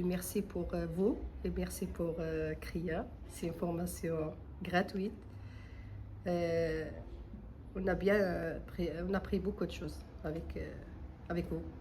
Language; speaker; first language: French; non-native, fluent; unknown